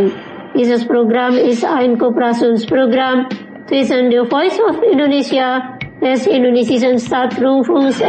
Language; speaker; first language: German; non-native, fluent; Indonesian